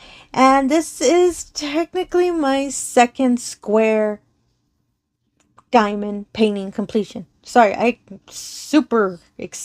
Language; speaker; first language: English; native; English